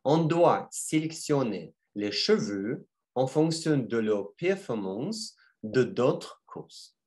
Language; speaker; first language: French; non-native, fluent; Russian